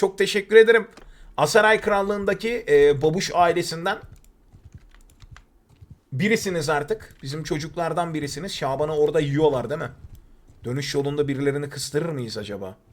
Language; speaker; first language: Turkish; native; Turkish